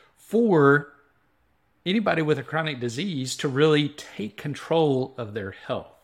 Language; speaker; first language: English; native; English